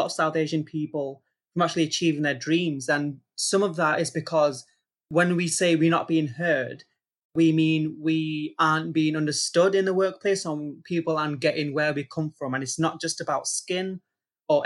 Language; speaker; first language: English; native; English